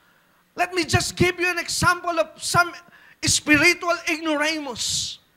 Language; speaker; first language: English; non-native, local second language; Filipino